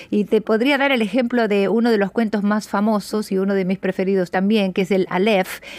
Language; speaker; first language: Spanish; native; Spanish